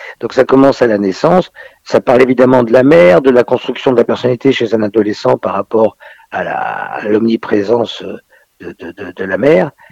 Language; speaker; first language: French; native; French